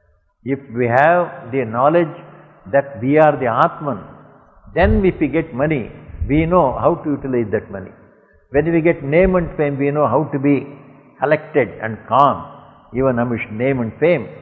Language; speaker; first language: English; non-native, local second language; Tamil